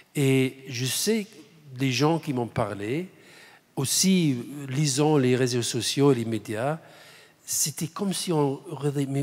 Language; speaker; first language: French; non-native, fluent; English